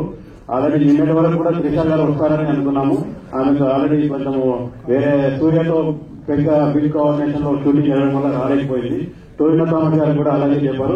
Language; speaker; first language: Telugu; native; Telugu